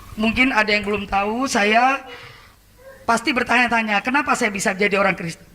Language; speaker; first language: Indonesian; native; Indonesian